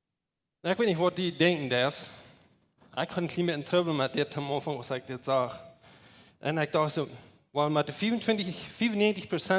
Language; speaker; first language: German; non-native, learner; Plautdietsch